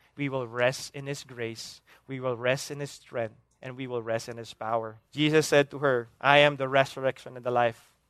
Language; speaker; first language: English; non-native, local second language; Hiligaynon